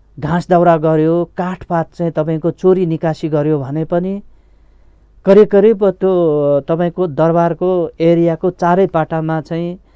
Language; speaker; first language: Nepali; non-native, local second language; Limbu